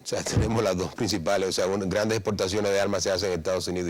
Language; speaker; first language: Spanish; native; Spanish